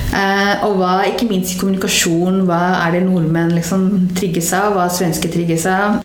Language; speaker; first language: Norwegian; non-native, fluent; Hindi